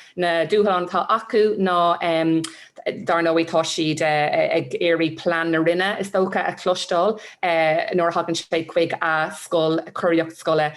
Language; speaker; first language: Irish; non-native, local second language; English